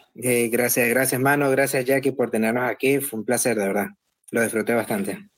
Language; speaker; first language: Spanish; native; Spanish